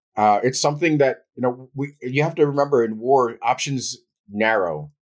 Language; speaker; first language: English; native; English